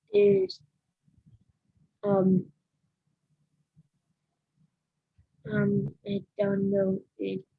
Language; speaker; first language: English; non-native, learner; Vietnamese